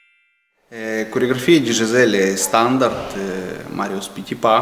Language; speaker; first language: Italian; non-native, fluent; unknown